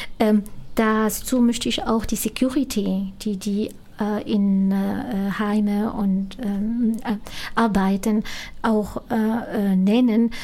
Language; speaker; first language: German; non-native, fluent; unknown